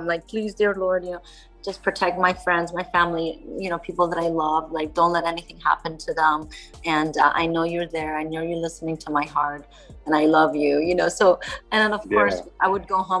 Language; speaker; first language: English; early bilingual, other home language; Persian